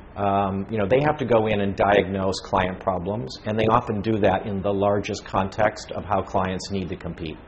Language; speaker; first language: English; native; English